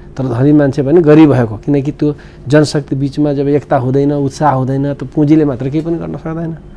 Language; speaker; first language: Nepali; non-native, local second language; Bhojpuri